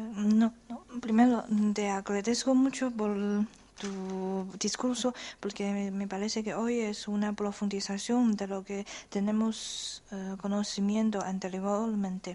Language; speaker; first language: Spanish; non-native, fluent; Chinese